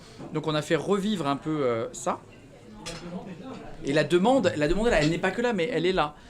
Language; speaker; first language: French; native; French